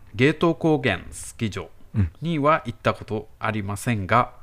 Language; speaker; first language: Japanese; non-native, fluent; Bangla